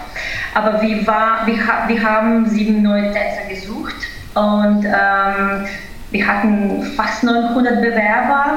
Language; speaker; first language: German; non-native, fluent; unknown